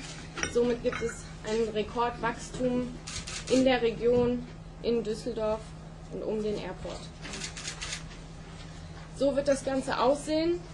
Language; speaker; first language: German; native; German